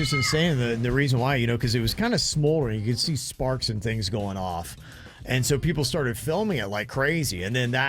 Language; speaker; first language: English; native; English